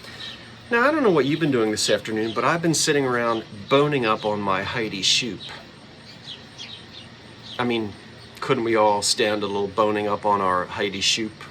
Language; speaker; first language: English; native; English